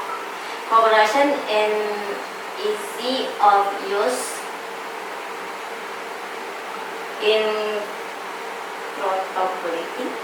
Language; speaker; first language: English; non-native, learner; Indonesian